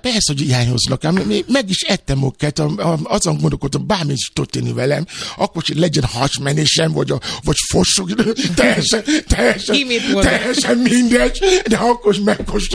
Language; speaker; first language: Hungarian; non-native, learner; Yoruba